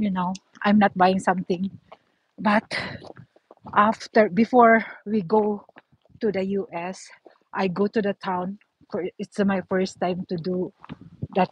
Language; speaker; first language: English; non-native, learner; Filipino